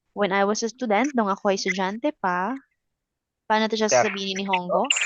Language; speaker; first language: Filipino; non-native, local second language; Cebuano